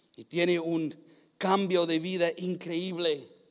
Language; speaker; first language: Spanish; non-native, fluent; English